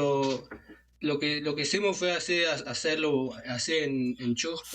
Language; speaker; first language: Spanish; non-native, local second language; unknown